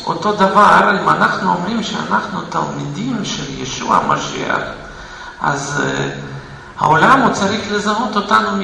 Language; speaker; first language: Hebrew; non-native, fluent; Russian